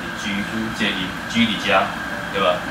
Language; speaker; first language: Chinese; native; Chinese